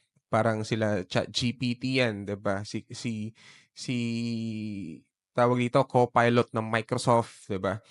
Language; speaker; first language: Filipino; native; Filipino